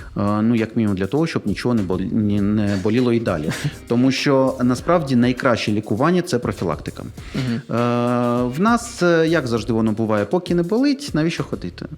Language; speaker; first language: Ukrainian; native; Ukrainian